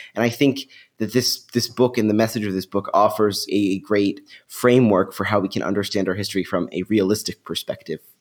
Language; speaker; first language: English; native; English